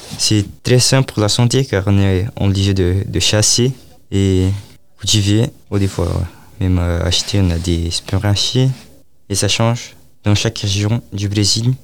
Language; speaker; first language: French; non-native, learner; Portuguese